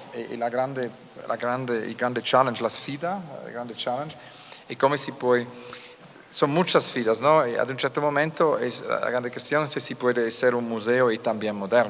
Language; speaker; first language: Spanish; non-native, learner; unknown